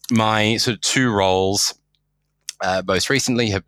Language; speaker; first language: English; native; English